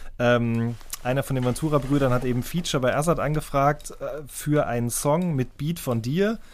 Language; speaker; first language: German; native; German